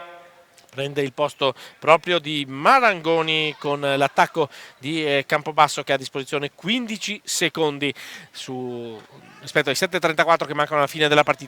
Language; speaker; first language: Italian; native; Italian